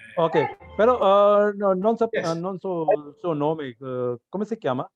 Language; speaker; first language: Italian; non-native, learner; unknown